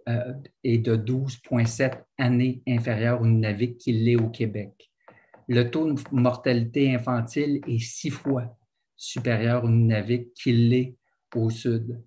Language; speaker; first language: French; native; French